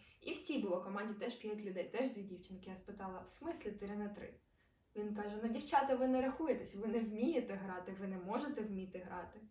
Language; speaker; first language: Ukrainian; non-native, local second language; Russian